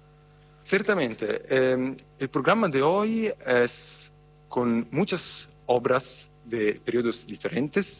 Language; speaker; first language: Spanish; non-native, fluent; Italian